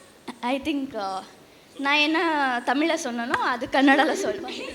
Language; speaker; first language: Tamil; non-native, learner; Kannada